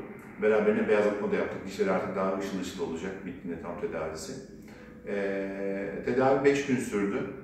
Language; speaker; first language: Turkish; native; Turkish